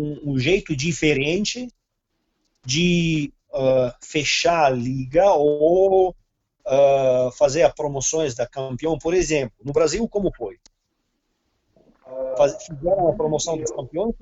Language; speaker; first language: Portuguese; non-native, fluent; Serbian